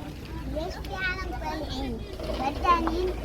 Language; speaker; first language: Arabic; native; Arabic